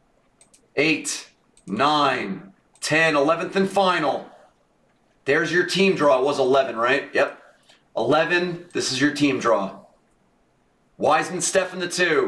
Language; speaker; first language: English; native; English